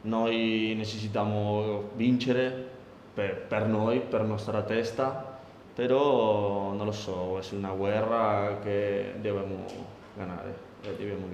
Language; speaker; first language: Italian; non-native, learner; Spanish